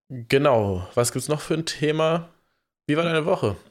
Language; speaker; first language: German; native; German